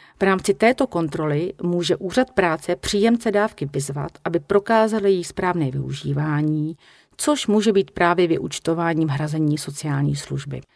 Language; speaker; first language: Czech; native; Czech